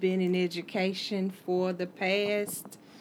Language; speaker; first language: English; native; English